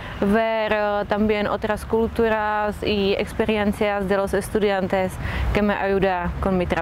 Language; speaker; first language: Spanish; non-native, fluent; Czech